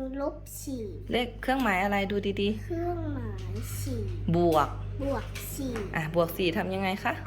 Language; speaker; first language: Thai; native; Thai